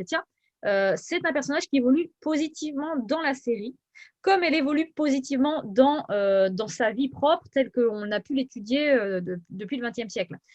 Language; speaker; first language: French; native; French